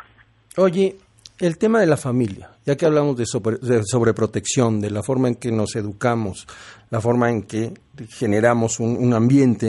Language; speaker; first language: Spanish; native; Spanish